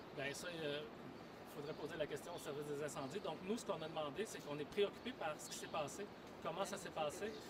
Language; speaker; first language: French; native; French